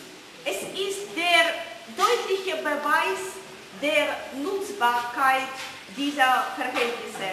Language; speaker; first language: German; non-native, fluent; Russian